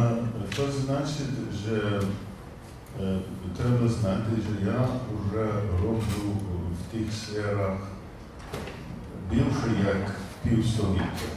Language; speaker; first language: Polish; non-native, learner; English